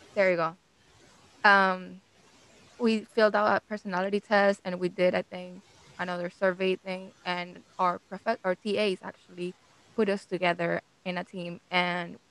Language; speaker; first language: English; non-native, fluent; Spanish